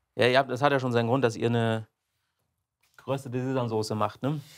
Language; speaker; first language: German; native; German